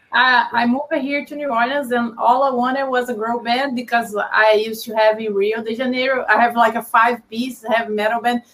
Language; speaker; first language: English; non-native, fluent; Portuguese